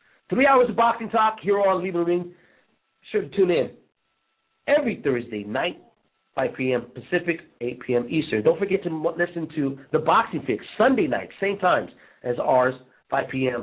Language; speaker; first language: English; early bilingual, other home language; Spanish